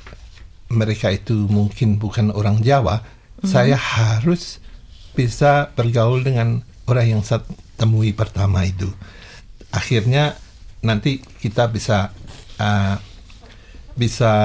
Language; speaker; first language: Indonesian; non-native, local second language; Javanese